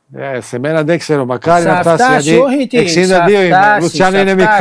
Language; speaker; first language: Greek; non-native, fluent; Serbian